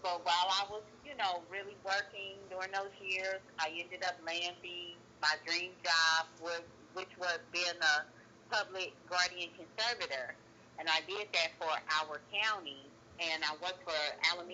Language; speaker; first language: English; native; English